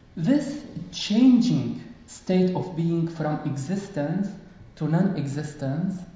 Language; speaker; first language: English; non-native, fluent; Arabic